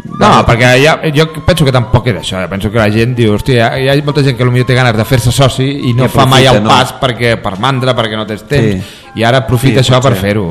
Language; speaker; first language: Catalan; native; Catalan